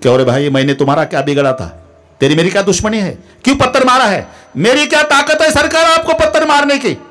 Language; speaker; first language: Hindi; non-native, local second language; Marathi